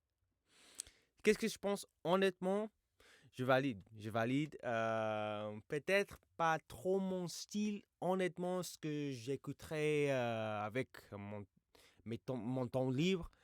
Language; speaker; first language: French; non-native, fluent; English